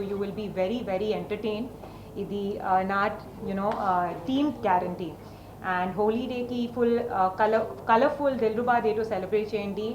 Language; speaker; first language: Telugu; non-native, learner; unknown